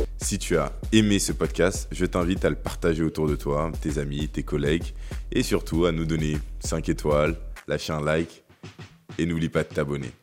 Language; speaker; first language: French; native; French